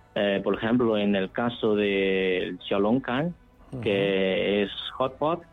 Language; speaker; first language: Spanish; non-native, fluent; Chinese